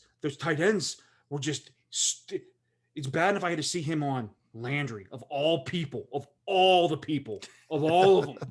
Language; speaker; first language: English; native; English